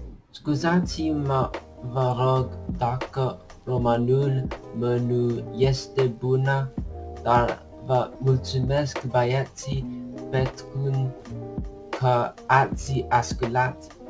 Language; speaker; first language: Romanian; non-native, learner; Chinese